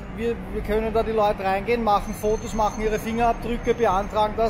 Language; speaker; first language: German; native; German